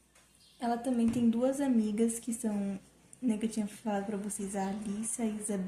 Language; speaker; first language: Portuguese; native; Portuguese